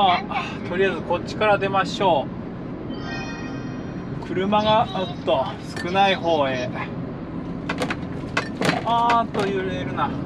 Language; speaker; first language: Japanese; native; Japanese